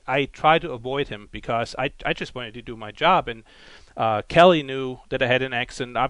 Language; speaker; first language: English; non-native, fluent; German